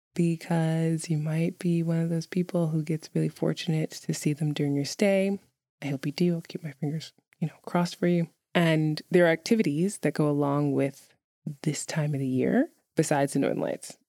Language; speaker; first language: English; native; English